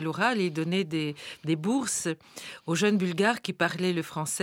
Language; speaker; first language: French; non-native, fluent; Bulgarian